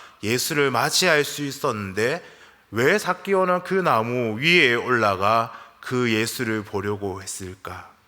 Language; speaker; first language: Korean; native; Korean